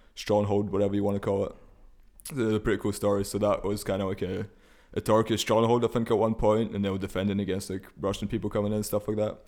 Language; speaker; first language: English; early bilingual, other home language; Russian